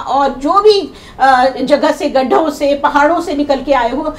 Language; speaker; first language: Hindi; native; Hindi